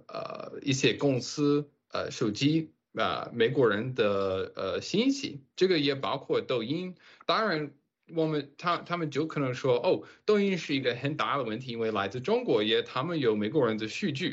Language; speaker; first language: Chinese; non-native, fluent; English